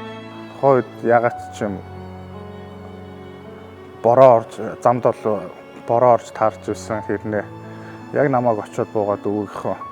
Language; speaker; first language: Mongolian; native; Mongolian